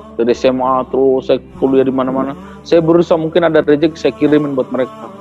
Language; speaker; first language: Indonesian; non-native, local second language; Tetum